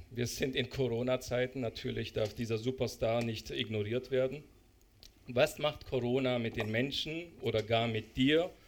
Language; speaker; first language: German; non-native, fluent; Arabic